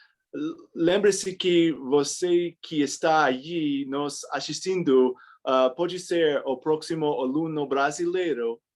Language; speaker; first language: Portuguese; non-native, fluent; English